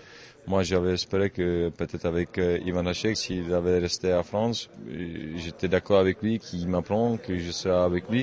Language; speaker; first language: French; non-native, fluent; Czech